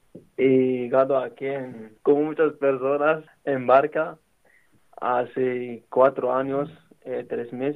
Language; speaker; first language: Spanish; non-native, learner; Arabic